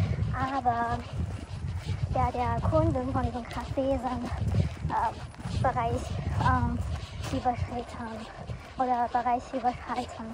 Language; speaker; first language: German; non-native, learner; Chinese